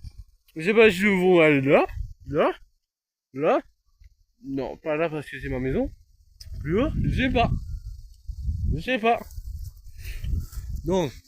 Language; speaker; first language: French; native; French